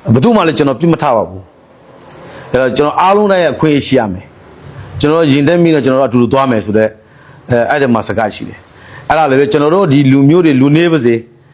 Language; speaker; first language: Burmese; non-native, local second language; Rohingya